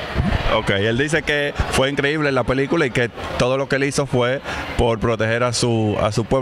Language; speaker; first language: Spanish; native; Spanish